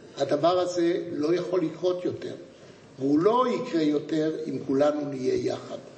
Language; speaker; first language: Hebrew; native; Hebrew